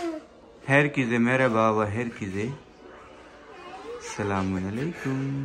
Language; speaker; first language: Turkish; non-native, learner; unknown